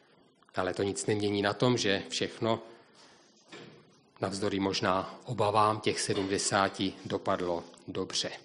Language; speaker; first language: Czech; native; Czech